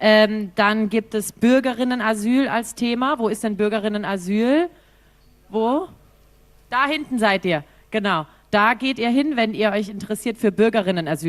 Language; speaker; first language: German; native; German